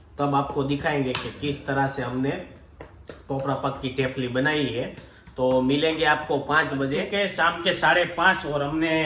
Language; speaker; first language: Hindi; non-native, local second language; Gujarati